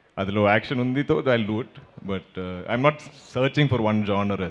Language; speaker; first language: Telugu; non-native, learner; Malayalam